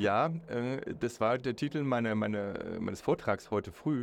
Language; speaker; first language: German; native; German